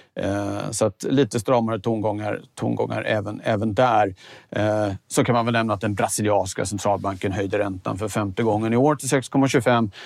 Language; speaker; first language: Swedish; native; Swedish